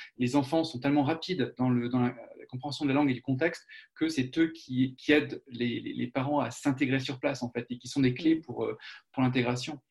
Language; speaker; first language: French; native; French